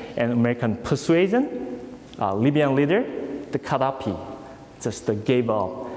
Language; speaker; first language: English; non-native, fluent; Korean